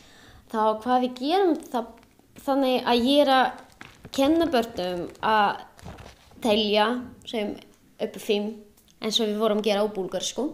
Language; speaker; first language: Icelandic; non-native, learner; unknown